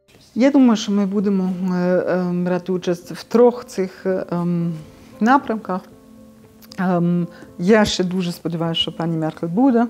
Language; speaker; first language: Ukrainian; non-native, fluent; German